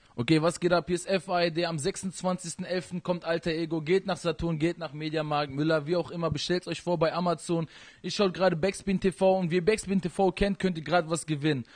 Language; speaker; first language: German; early bilingual, other home language; Persian